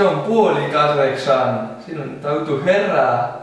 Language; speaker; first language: Finnish; non-native, learner; Spanish